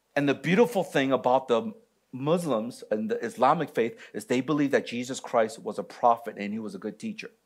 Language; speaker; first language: English; native; English